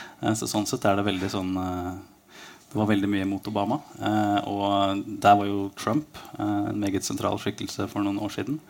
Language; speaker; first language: Norwegian; native; Norwegian